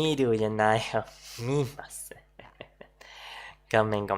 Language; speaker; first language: Japanese; non-native, learner; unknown